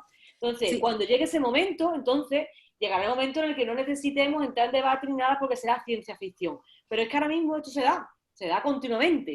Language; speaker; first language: Spanish; native; Spanish